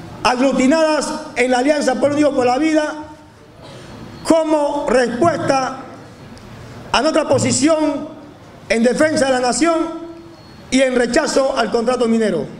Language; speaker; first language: Spanish; native; Spanish